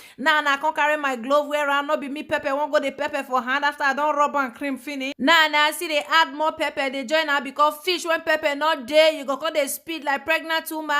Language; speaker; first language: Nigerian Pidgin; native; Nigerian Pidgin